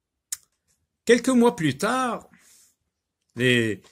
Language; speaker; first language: French; non-native, local second language; Arabic